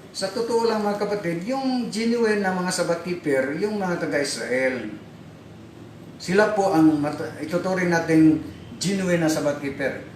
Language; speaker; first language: Filipino; non-native, local second language; Cebuano